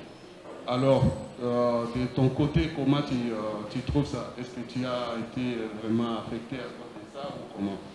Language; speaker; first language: French; non-native, fluent; Swahili